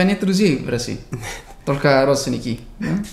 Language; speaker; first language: Russian; non-native, fluent; English